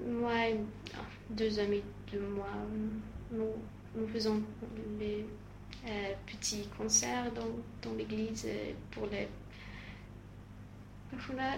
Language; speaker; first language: French; non-native, learner; Russian